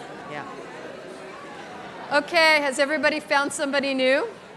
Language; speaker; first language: English; native; English